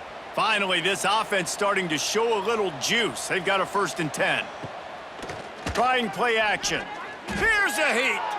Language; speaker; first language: English; native; English